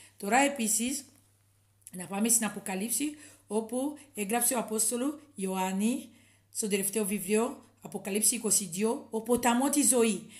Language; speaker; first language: Greek; non-native, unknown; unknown